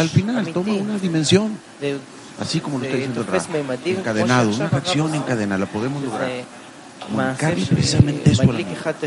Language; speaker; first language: Spanish; native; Spanish